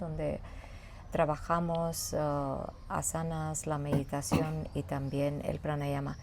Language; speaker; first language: Spanish; non-native, fluent; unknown